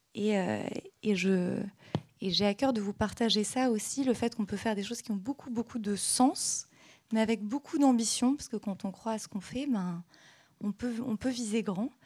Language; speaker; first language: French; native; French